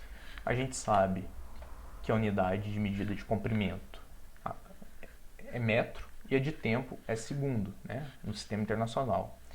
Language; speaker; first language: Portuguese; native; Portuguese